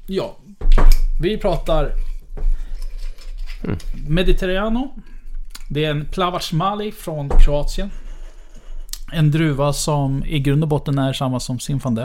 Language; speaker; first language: Swedish; native; Swedish